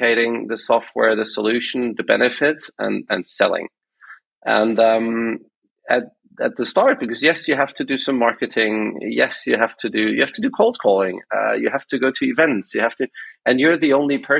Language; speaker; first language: English; non-native, fluent; German